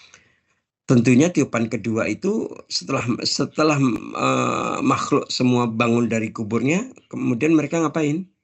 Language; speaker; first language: Indonesian; native; Indonesian